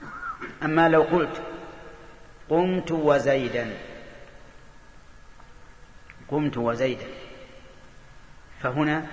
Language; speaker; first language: Arabic; native; Arabic